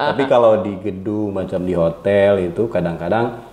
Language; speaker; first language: Indonesian; native; Indonesian